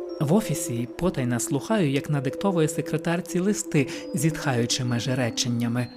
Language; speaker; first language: Ukrainian; native; Ukrainian